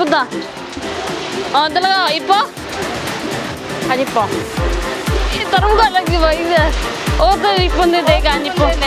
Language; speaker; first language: Korean; non-native, learner; Cebuano